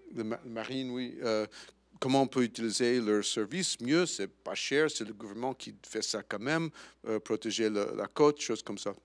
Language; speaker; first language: French; non-native, fluent; English